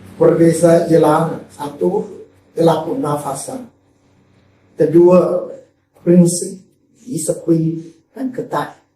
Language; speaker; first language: Malay; non-native, local second language; Chinese